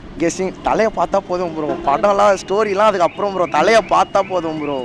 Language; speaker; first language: Tamil; native; Tamil